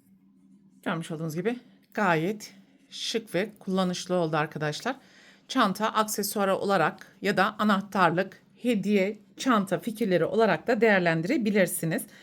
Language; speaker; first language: Turkish; native; Turkish